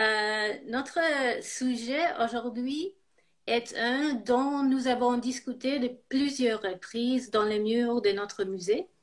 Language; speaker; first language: French; non-native, fluent; English